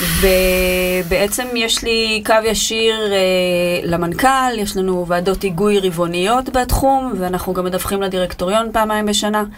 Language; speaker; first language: Hebrew; native; Hebrew